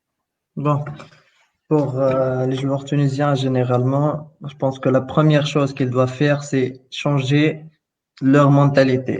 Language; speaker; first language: French; non-native, local second language; Arabic